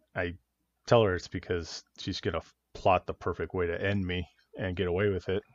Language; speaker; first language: English; native; English